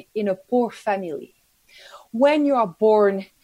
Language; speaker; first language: English; non-native, fluent; French